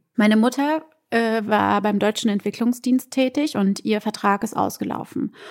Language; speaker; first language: German; early bilingual, other home language; Portuguese